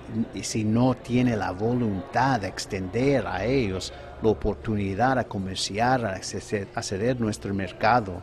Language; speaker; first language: Spanish; non-native, fluent; English